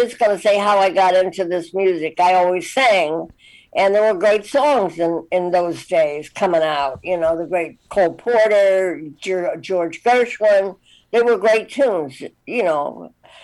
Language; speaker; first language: English; native; English